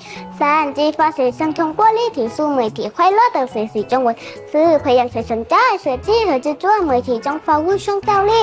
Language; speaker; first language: Chinese; non-native, learner; Thai